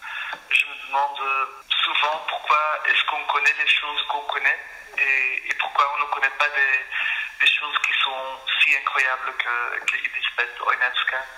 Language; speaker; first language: French; non-native, fluent; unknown